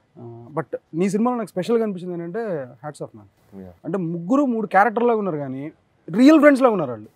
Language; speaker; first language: Telugu; native; Telugu